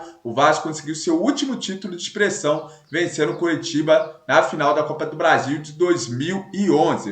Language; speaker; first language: Portuguese; native; Portuguese